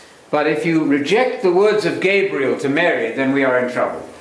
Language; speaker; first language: English; native; English